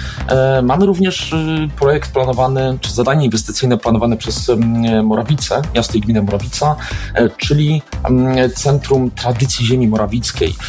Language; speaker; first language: Polish; native; Polish